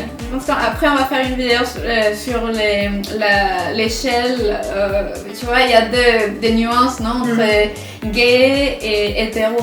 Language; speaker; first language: French; non-native, fluent; Spanish